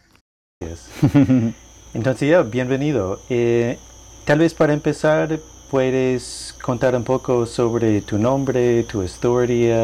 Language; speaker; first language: Spanish; non-native, learner; English